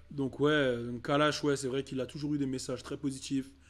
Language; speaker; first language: French; native; French